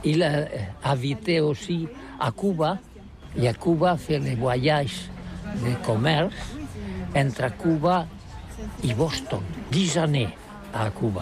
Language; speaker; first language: French; non-native, learner; Catalan